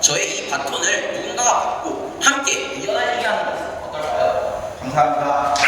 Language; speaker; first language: Korean; native; Korean